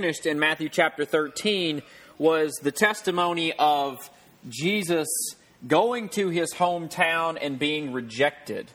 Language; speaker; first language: English; native; English